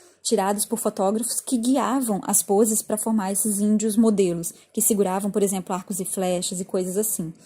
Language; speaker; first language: Portuguese; native; Portuguese